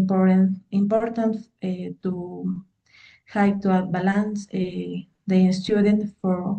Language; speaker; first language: English; non-native, learner; Spanish